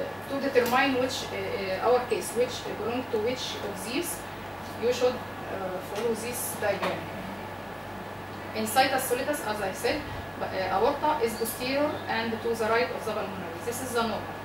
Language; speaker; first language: English; non-native, fluent; Arabic